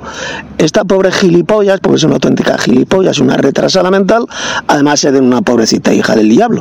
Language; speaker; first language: Spanish; native; Spanish